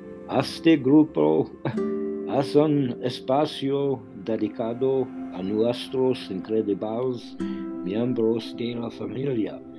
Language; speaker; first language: Spanish; non-native, learner; English